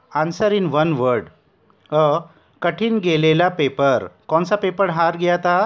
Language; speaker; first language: Hindi; non-native, local second language; Marathi